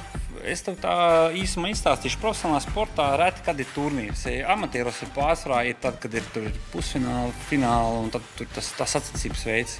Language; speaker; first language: Latvian; native; Latvian